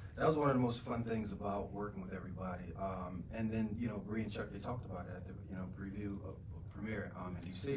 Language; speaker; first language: English; native; English